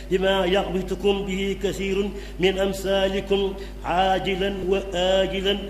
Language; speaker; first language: Arabic; non-native, fluent; Wolof